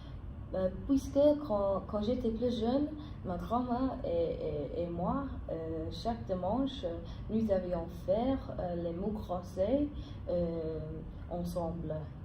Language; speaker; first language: French; non-native, fluent; English